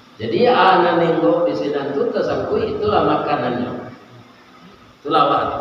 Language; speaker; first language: Malay; non-native, local second language; Minangkabau